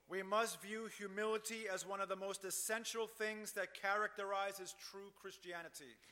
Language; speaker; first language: English; native; English